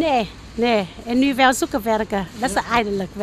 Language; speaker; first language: Dutch; non-native, learner; Vietnamese